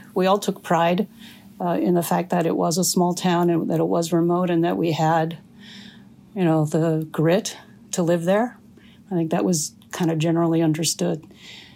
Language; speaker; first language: English; native; English